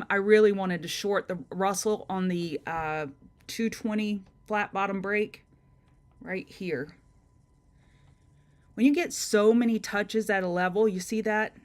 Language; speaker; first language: English; native; English